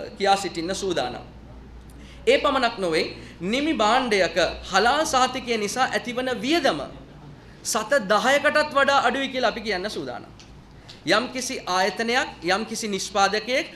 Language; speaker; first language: Sinhala; non-native, local second language; Tamil